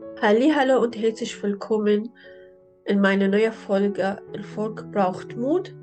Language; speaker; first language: German; non-native, learner; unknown